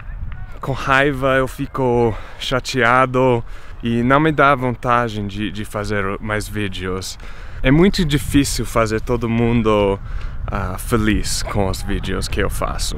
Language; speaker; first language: Portuguese; non-native, fluent; English